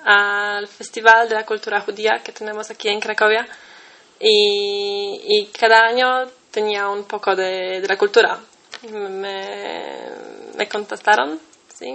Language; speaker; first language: Spanish; non-native, fluent; Polish